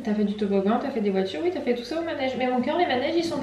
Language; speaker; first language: French; native; French